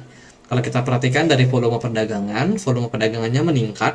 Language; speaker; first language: Indonesian; native; Indonesian